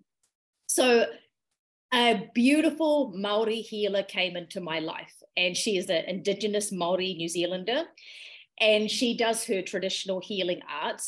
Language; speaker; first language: English; native; English